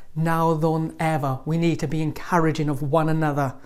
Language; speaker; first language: English; native; English